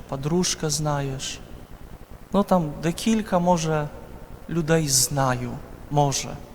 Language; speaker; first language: Ukrainian; non-native, fluent; Polish